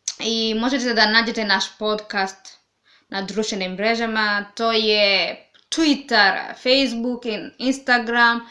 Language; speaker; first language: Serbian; non-native, learner; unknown